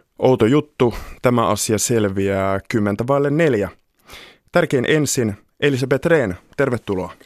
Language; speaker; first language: Finnish; native; Finnish